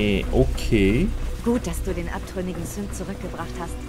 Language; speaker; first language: German; non-native, fluent; Polish